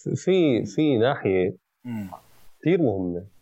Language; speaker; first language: Arabic; native; Arabic